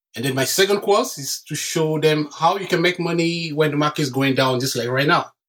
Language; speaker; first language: English; non-native, local second language; French